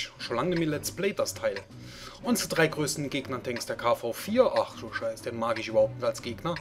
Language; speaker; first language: German; native; German